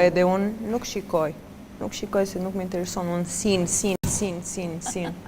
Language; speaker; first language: Albanian; early bilingual, heritage; Albanian